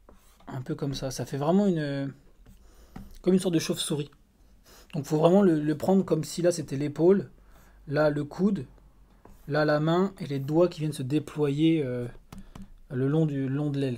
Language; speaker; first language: French; native; French